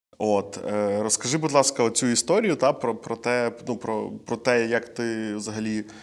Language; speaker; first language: Ukrainian; native; Ukrainian